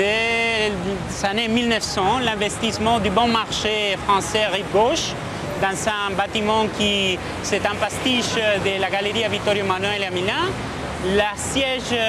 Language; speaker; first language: French; non-native, fluent; Spanish